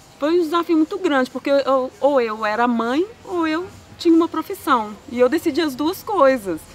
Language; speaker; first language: Portuguese; native; Portuguese